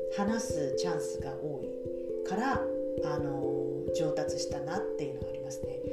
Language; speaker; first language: Japanese; early bilingual, other home language; Chinese